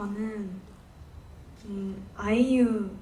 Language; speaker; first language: Korean; non-native, learner; Japanese